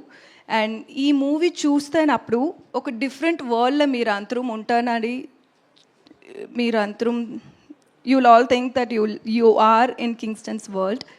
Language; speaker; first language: Telugu; non-native, learner; Tamil